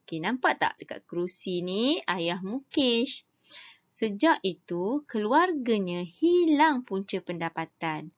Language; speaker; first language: Malay; native; Malay